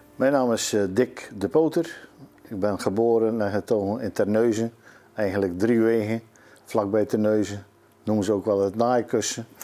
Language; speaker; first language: Dutch; native; Dutch